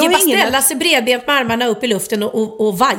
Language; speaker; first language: Swedish; native; Swedish